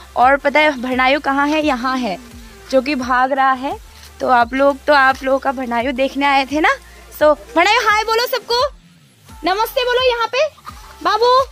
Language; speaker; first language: Hindi; non-native, local second language; Nepali